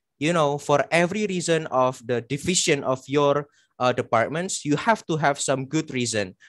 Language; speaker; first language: English; non-native, fluent; Indonesian